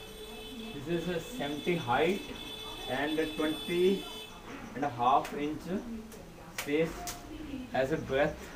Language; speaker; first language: English; non-native, local second language; Hindi